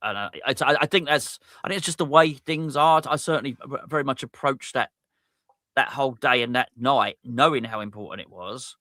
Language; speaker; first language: English; native; English